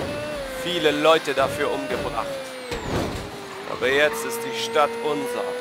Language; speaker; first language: German; native; German